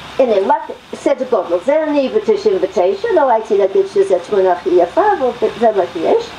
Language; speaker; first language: Hebrew; non-native, fluent; English